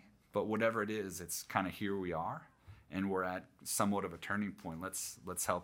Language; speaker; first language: English; native; English